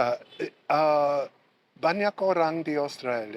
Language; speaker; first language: Indonesian; non-native, learner; English